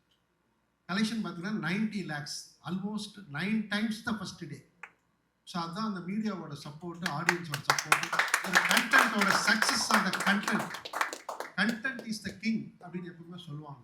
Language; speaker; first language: Tamil; native; Tamil